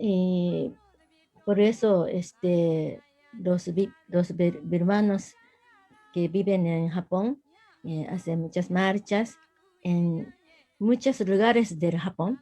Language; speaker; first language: Spanish; non-native, learner; Japanese